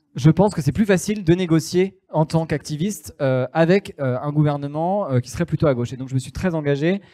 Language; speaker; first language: French; native; French